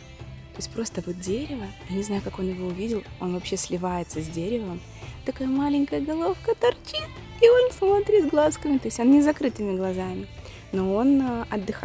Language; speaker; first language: Russian; native; Russian